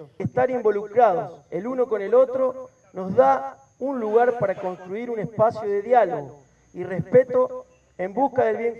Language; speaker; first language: Spanish; native; Spanish